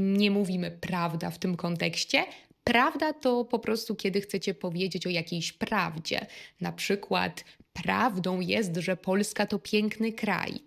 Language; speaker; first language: Polish; native; Polish